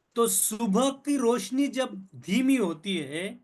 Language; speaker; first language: Hindi; non-native, local second language; Marathi